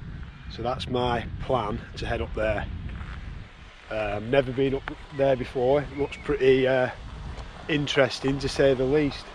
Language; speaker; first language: English; native; English